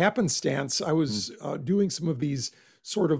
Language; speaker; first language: English; native; English